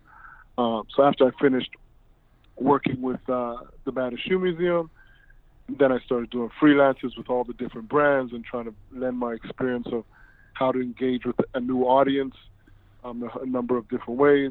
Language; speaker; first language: English; native; English